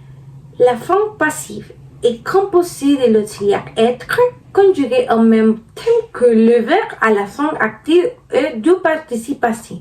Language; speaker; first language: French; non-native, learner; Spanish